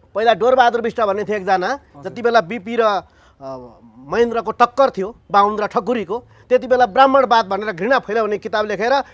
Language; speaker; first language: Nepali; native; Nepali